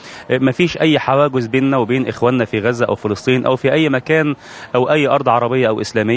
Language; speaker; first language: Arabic; native; Arabic